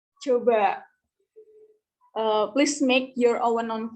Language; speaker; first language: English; non-native, fluent; Indonesian